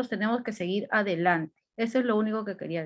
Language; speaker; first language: Spanish; native; Spanish